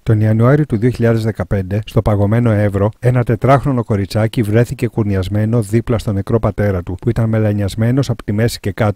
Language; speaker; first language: Greek; native; Greek